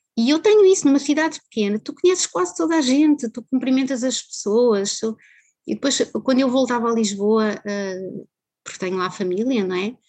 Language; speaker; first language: Portuguese; native; Portuguese